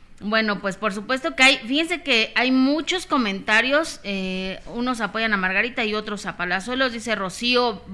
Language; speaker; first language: Spanish; native; Spanish